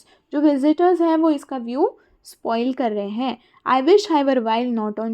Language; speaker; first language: Hindi; native; Hindi